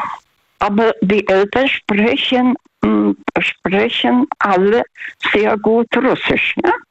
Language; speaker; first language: German; non-native, fluent; Russian